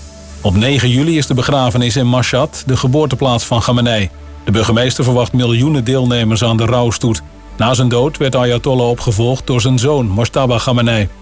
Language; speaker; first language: Dutch; native; Dutch